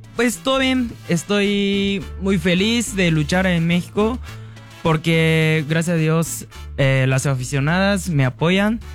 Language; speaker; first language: Spanish; non-native, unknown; Japanese